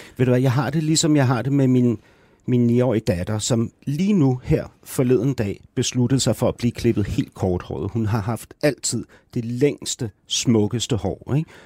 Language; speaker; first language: Danish; native; Danish